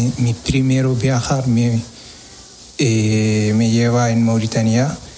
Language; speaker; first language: Spanish; non-native, learner; Wolof